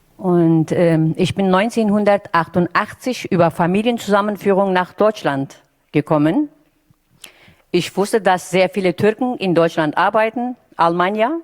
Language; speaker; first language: German; non-native, fluent; Turkish